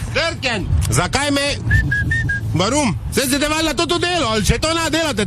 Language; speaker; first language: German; non-native, learner; Slovenian